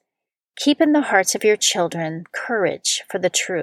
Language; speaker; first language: English; native; English